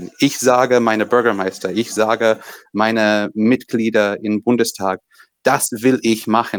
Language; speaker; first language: German; non-native, fluent; English